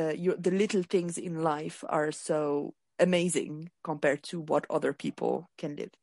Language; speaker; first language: English; non-native, fluent; Arabic